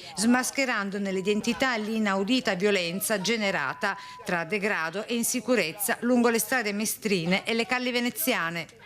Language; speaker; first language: Italian; native; Italian